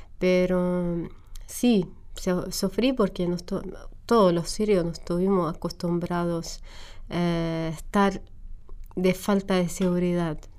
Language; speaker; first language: Spanish; non-native, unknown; Arabic